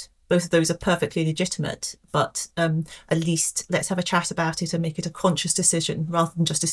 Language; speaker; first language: English; native; English